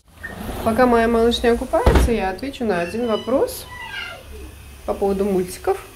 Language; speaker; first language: Russian; native; Russian